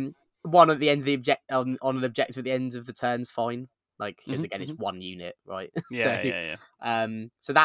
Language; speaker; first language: English; native; English